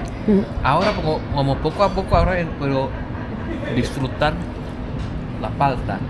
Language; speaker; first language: Spanish; non-native, fluent; Indonesian